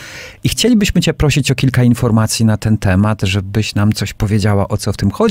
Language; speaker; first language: Polish; native; Polish